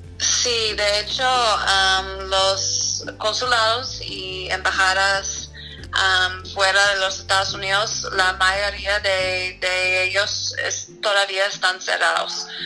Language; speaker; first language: Spanish; non-native, fluent; English